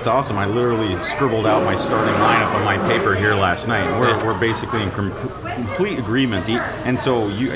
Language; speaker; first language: English; native; English